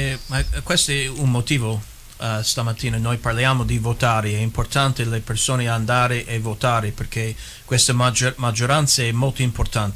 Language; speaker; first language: Italian; early bilingual, heritage; English